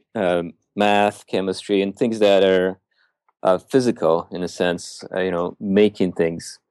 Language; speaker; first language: English; early bilingual, other home language; Russian